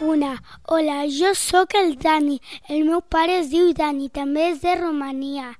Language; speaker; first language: Catalan; early bilingual, other home language; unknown